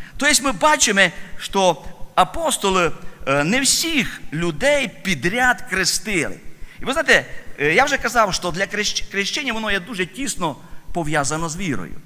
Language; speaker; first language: Ukrainian; native; Ukrainian